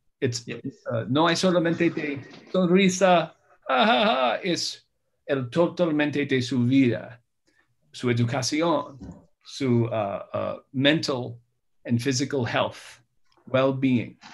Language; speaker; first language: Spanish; non-native, learner; English